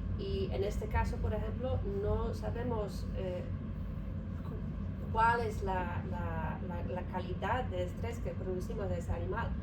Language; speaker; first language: Spanish; non-native, learner; Polish